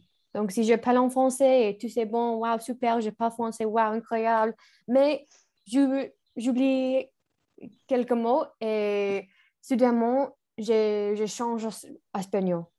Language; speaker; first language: French; non-native, learner; English